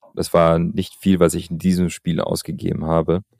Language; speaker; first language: German; early bilingual, other home language; Albanian